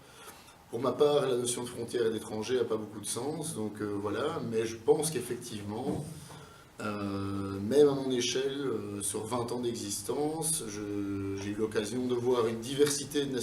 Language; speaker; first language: French; native; French